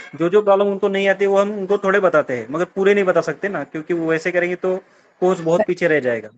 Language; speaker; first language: Hindi; non-native, local second language; Marathi